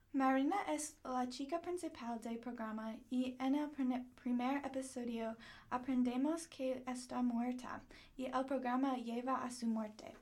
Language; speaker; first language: Spanish; non-native, learner; English